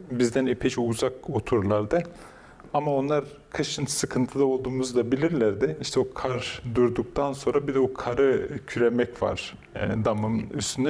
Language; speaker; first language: Turkish; non-native, local second language; Kurdish